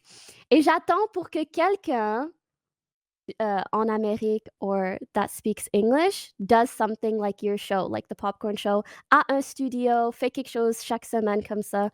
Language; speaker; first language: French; non-native, fluent; English